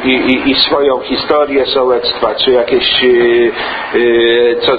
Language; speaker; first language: Polish; native; Polish